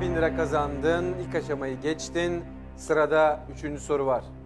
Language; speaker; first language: Turkish; native; Turkish